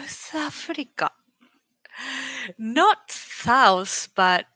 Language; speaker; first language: English; non-native, learner; Japanese